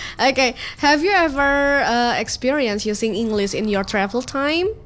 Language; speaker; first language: English; non-native, learner; Indonesian